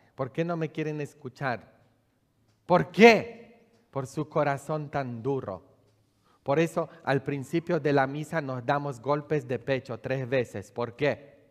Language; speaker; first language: Spanish; non-native, fluent; Polish